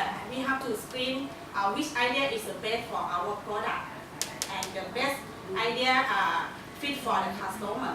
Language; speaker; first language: English; non-native, learner; Thai